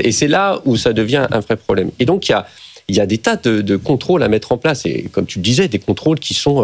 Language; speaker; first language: French; native; French